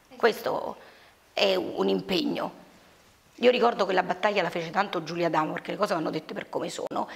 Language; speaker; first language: Italian; native; Italian